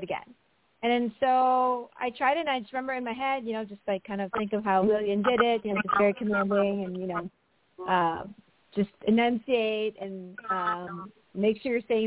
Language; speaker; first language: English; non-native, local second language; Filipino